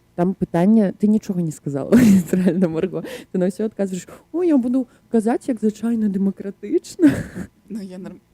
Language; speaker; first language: Belarusian; non-native, local second language; Russian